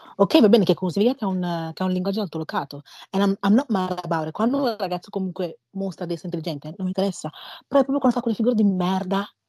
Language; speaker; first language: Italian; early bilingual, other home language; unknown